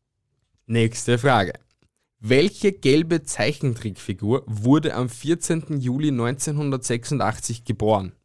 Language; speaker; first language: German; native; German